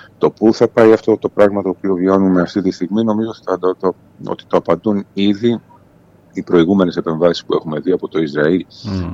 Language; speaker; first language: Greek; native; Greek